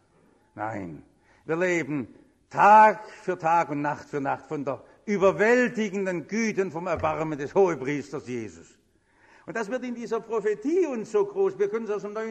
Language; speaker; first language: German; native; German